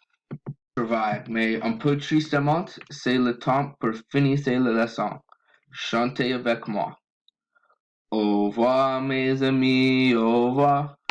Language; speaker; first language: French; non-native, learner; English